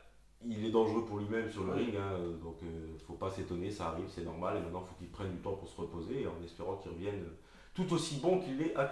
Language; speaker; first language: French; native; French